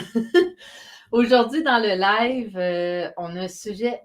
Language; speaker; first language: French; native; French